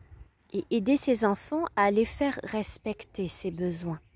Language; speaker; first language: French; native; French